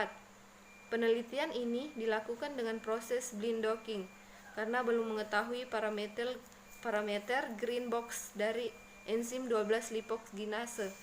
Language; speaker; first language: Indonesian; native; Indonesian